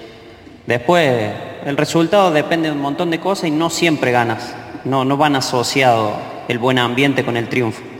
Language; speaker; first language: Spanish; native; Spanish